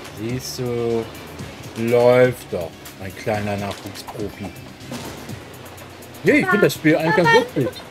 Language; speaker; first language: German; native; German